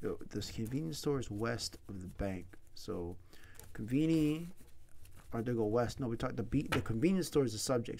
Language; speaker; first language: English; native; English